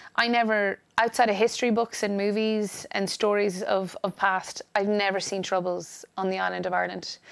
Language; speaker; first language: English; native; English